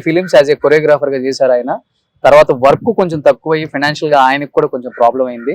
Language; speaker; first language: Telugu; native; Telugu